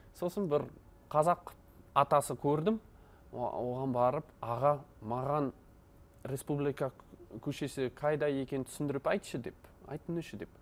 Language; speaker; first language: Kazakh; non-native, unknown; Dutch